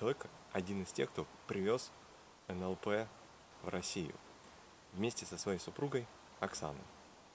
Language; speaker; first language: Russian; native; Russian